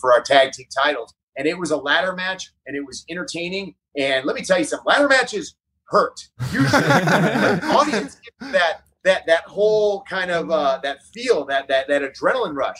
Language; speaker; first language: English; native; English